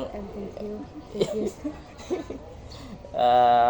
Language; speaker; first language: English; non-native, learner; Indonesian